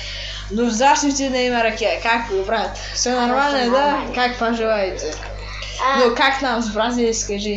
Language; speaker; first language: Russian; non-native, local second language; Uzbek